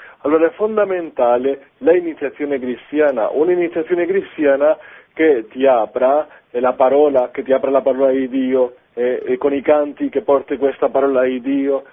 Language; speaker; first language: Italian; non-native, fluent; Spanish